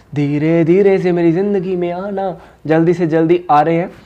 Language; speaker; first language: Hindi; native; Hindi